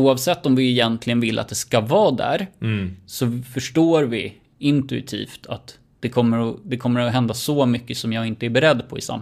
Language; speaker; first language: Swedish; native; Swedish